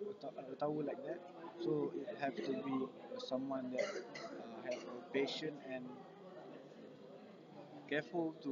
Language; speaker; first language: English; non-native, learner; Malay